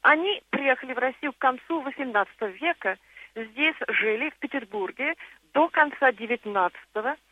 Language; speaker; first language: Russian; non-native, fluent; English